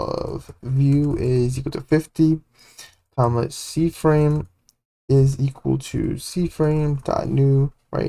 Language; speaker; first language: English; native; English